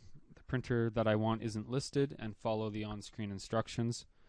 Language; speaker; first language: English; native; English